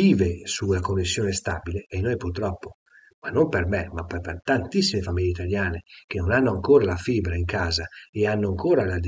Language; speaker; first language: Italian; native; Italian